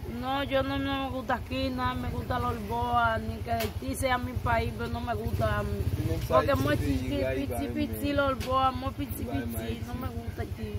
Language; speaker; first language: Spanish; early bilingual, other home language; Haitian Creole